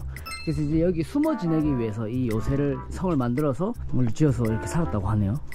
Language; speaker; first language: Korean; native; Korean